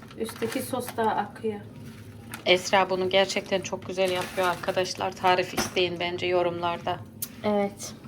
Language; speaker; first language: Turkish; early bilingual, heritage; Turkish